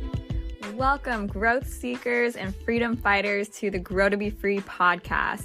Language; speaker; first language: English; native; English